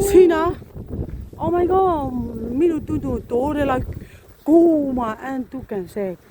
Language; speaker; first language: Finnish; non-native, learner; Burmese